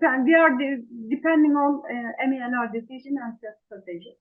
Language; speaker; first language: English; non-native, fluent; Turkish